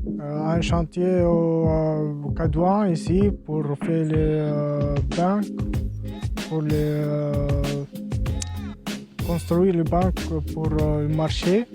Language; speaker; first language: French; non-native, learner; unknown